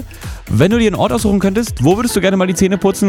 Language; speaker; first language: German; native; German